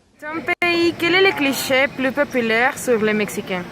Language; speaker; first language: French; non-native, learner; Spanish